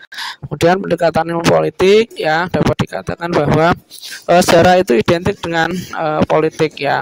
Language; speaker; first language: Indonesian; native; Indonesian